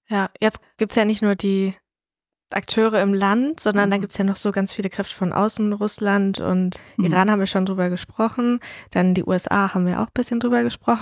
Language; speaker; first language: German; native; German